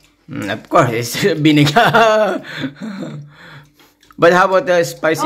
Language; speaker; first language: English; non-native, local second language; Filipino